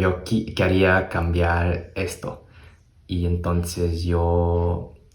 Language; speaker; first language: Spanish; non-native, learner; English